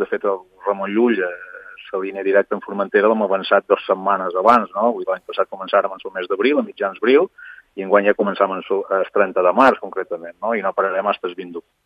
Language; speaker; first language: Catalan; native; Catalan